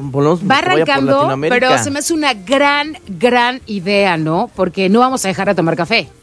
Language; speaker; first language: Spanish; native; Spanish